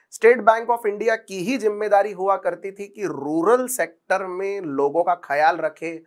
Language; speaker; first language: Hindi; non-native, local second language; Marathi